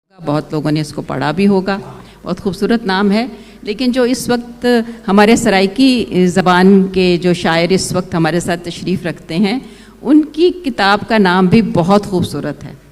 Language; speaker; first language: Urdu; non-native, local second language; Punjabi